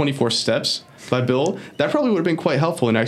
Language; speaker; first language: English; early bilingual, other home language; Spanish